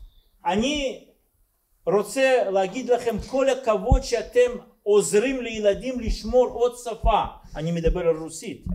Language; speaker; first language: Hebrew; non-native, fluent; Russian